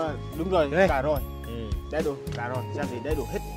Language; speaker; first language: Vietnamese; non-native, learner; Portuguese